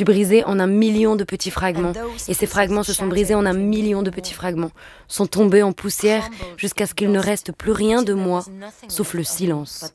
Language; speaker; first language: French; native; French